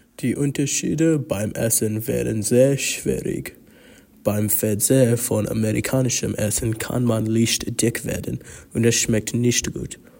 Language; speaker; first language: German; non-native, learner; Chinese